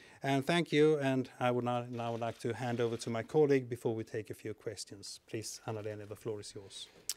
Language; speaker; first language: English; non-native, fluent; Swedish